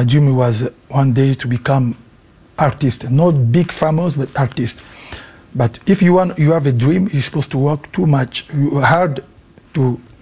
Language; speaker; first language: English; non-native, learner; Lingala